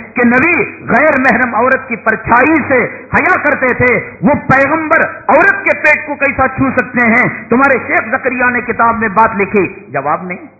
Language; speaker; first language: Urdu; native; Urdu